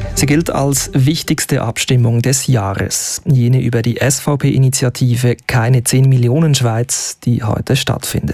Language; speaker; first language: German; native; German